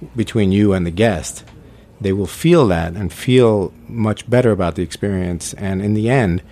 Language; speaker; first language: English; native; English